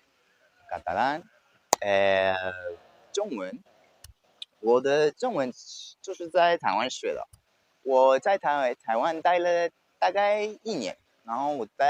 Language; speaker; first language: Chinese; non-native, fluent; French